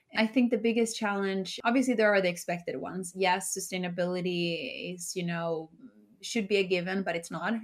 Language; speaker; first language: English; early bilingual, heritage; Spanish